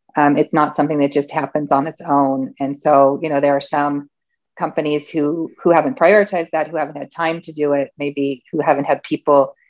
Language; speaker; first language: English; native; English